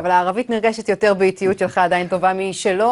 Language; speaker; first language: Hebrew; native; Hebrew